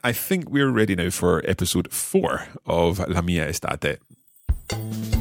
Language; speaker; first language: English; native; English